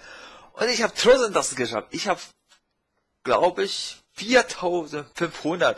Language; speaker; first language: German; non-native, fluent; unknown